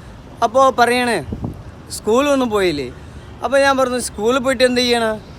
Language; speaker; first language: Malayalam; non-native, local second language; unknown